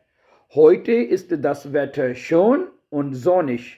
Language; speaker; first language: German; non-native, fluent; Urdu